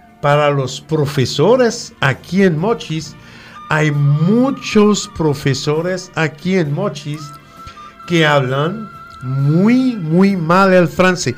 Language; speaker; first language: Spanish; non-native, fluent; French